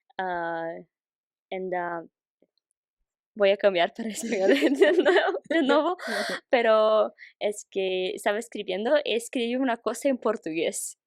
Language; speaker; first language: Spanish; non-native, fluent; Portuguese